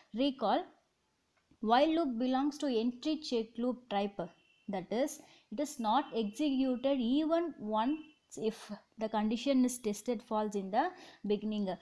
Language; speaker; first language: English; non-native, local second language; Tamil